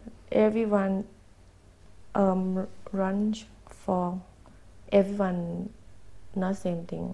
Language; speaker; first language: English; non-native, learner; Thai